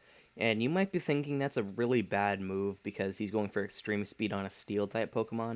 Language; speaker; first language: English; native; English